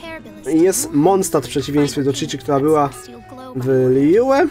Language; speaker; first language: Polish; native; Polish